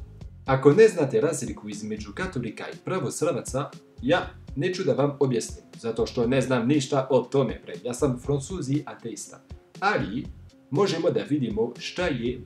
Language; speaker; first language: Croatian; non-native, fluent; French